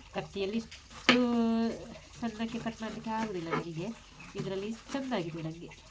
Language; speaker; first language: Kannada; non-native, local second language; Tulu